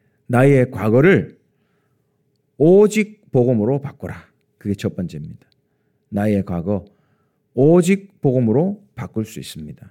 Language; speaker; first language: Korean; native; Korean